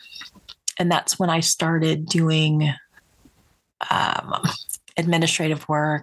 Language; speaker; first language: English; native; English